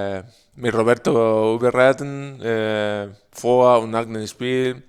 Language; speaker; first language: German; non-native, learner; Spanish